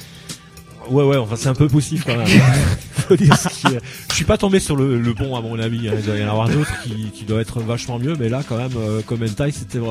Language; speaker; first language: French; native; French